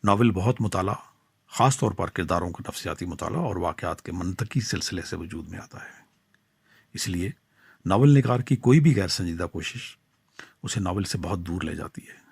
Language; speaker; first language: Urdu; non-native, local second language; Pahari-Potwari